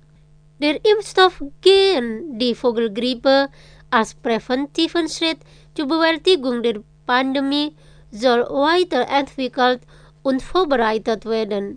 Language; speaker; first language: German; non-native, fluent; Indonesian